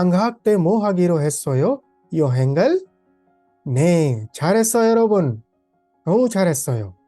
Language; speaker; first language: Korean; non-native, fluent; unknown